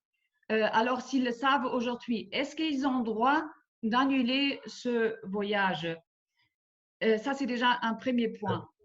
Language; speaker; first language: French; non-native, local second language; Luxembourgish